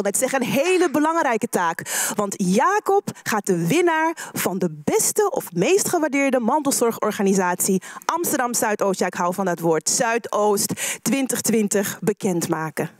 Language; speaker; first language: Dutch; native; Dutch